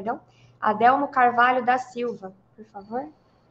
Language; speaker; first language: Portuguese; native; Portuguese